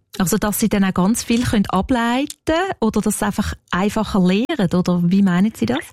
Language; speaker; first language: German; native; German